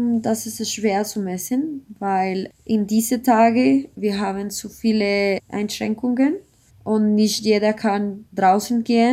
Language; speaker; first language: German; non-native, learner; Spanish